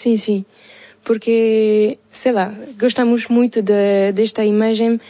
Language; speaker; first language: Portuguese; non-native, fluent; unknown